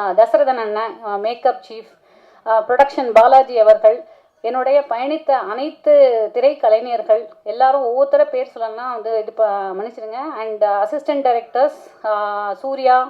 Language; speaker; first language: Tamil; native; Tamil